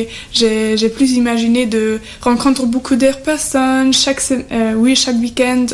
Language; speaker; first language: French; non-native, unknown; German